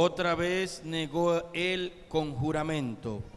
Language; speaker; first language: Spanish; native; Spanish